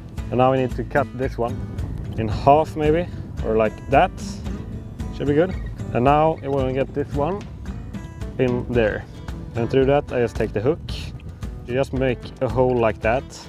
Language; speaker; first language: English; non-native, fluent; Swedish